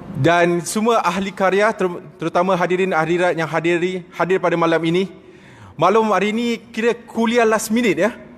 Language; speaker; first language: Malay; native; Malay